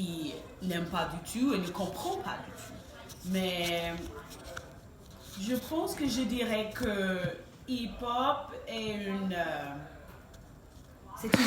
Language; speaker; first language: French; non-native, fluent; English